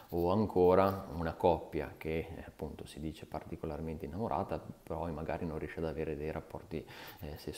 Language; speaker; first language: Italian; native; Italian